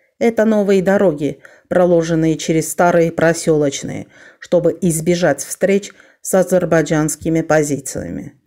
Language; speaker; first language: Russian; non-native, fluent; Armenian